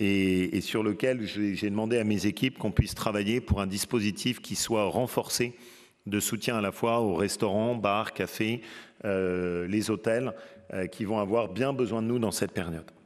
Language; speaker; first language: French; native; French